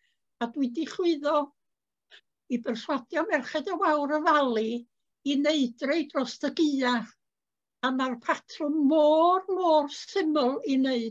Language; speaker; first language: Welsh; native; Welsh